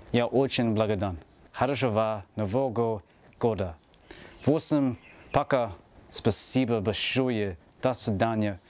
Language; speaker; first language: Russian; non-native, learner; English